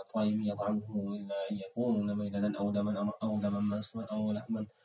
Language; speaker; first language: Arabic; non-native, learner; Indonesian